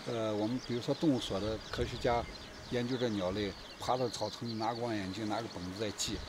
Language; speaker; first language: Chinese; native; Chinese